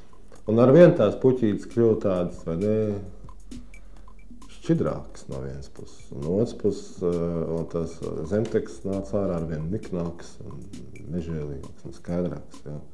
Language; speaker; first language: Latvian; native; Latvian